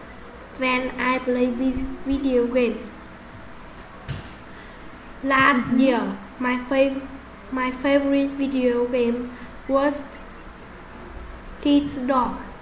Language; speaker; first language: English; non-native, learner; Vietnamese